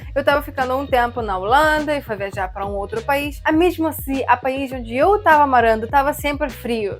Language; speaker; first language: Portuguese; non-native, fluent; Russian